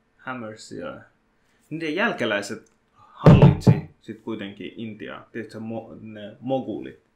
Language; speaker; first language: Finnish; early bilingual, other home language; Bangla